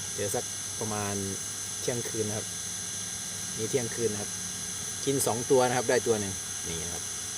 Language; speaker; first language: Thai; native; Thai